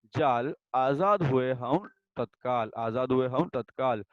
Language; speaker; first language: Hindi; non-native, local second language; Marathi